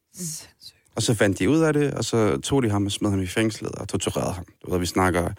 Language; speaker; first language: Danish; early bilingual, other home language; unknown